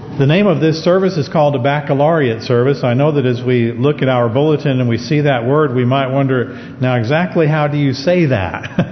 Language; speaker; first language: English; native; English